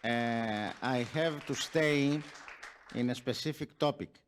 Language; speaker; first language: English; non-native, fluent; Greek